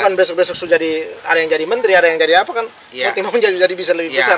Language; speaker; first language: Indonesian; native; Indonesian